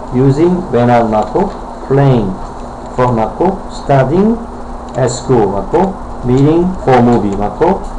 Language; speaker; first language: English; non-native, fluent; Korean